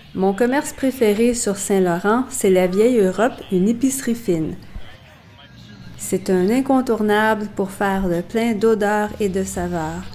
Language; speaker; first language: French; native; French